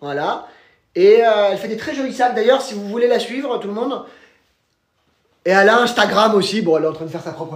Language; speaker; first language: French; native; French